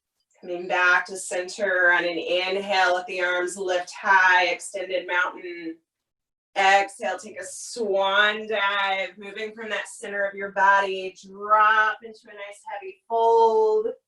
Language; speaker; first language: English; native; English